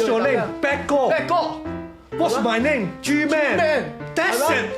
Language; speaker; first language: English; non-native, fluent; Cantonese